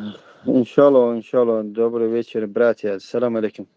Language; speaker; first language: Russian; non-native, fluent; Tajik